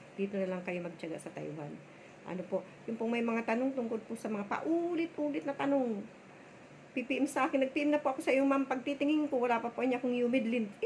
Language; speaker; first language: Filipino; non-native, local second language; Bikol